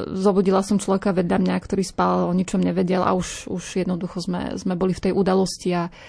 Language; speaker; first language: Slovak; native; Slovak